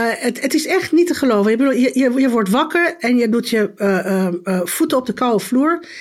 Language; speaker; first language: Dutch; non-native, fluent; Romanian